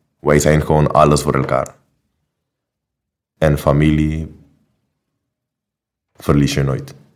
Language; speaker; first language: Dutch; non-native, local second language; Papiamento